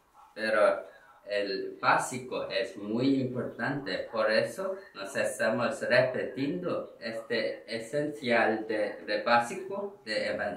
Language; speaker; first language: Spanish; non-native, learner; Korean